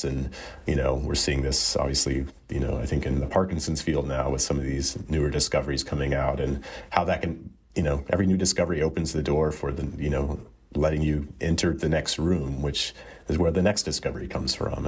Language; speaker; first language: English; native; English